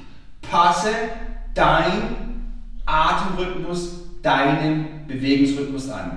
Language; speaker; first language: German; native; German